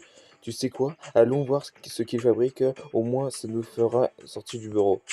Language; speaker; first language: French; native; French